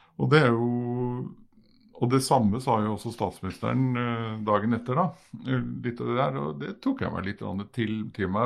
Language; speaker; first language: Norwegian; native; Norwegian